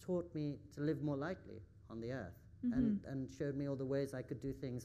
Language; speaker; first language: English; native; English